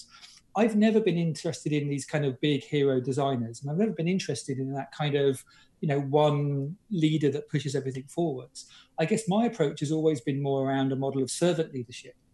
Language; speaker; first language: English; native; English